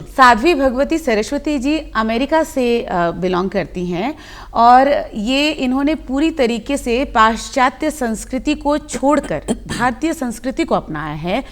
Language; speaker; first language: Hindi; native; Hindi